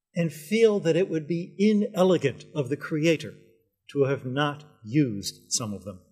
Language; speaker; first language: English; native; English